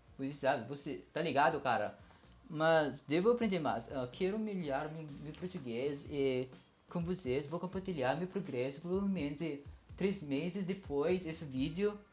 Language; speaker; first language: Portuguese; non-native, learner; Filipino